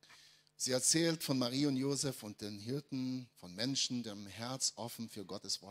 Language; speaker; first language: German; non-native, fluent; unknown